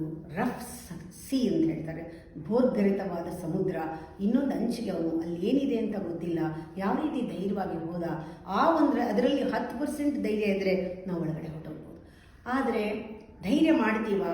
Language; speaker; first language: Kannada; native; Kannada